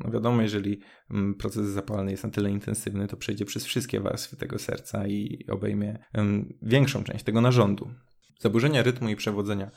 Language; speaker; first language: Polish; native; Polish